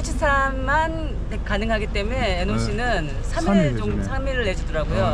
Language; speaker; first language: Korean; native; Korean